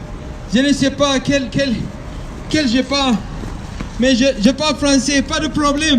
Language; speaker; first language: French; non-native, learner; Tigrinya